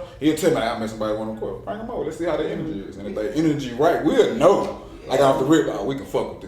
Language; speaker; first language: English; native; English